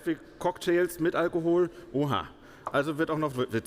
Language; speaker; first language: German; native; German